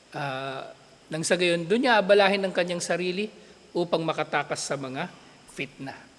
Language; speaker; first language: Filipino; native; Filipino